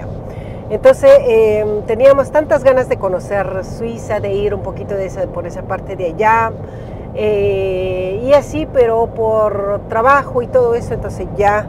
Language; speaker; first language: Spanish; native; Spanish